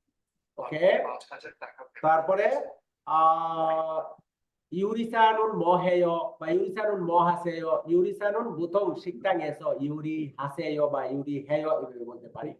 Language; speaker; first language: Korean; non-native, fluent; Bangla